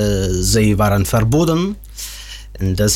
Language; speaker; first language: Dutch; non-native, learner; Russian